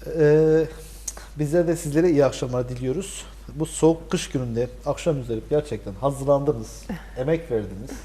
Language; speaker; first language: Turkish; native; Turkish